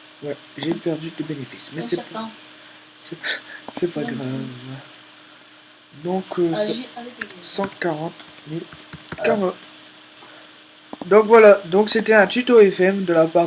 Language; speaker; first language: French; native; French